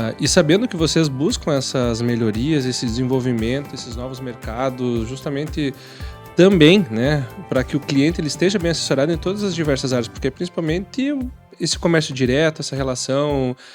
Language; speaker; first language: Portuguese; native; Portuguese